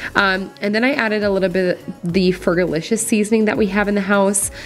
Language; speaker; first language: English; native; English